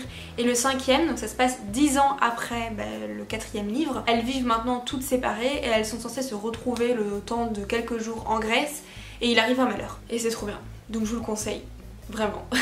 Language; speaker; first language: French; native; French